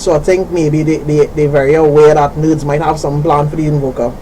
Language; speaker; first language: English; native; English